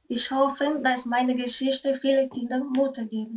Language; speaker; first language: German; non-native, fluent; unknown